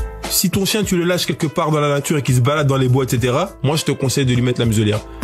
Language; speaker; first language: French; native; French